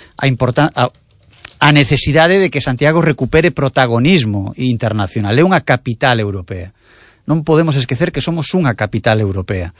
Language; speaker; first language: Galician; native; Galician